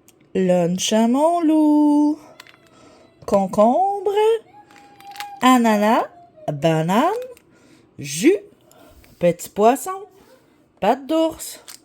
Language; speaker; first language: French; native; French